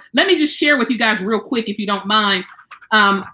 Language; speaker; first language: English; native; English